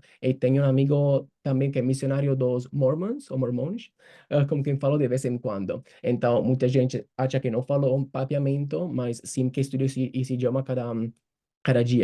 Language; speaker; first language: Portuguese; non-native, fluent; Italian